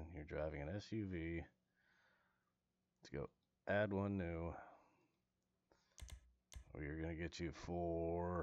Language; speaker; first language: English; native; English